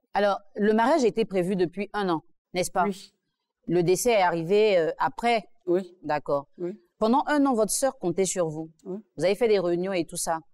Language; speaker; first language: French; native; French